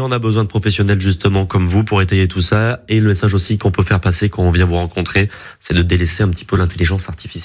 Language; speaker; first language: French; native; French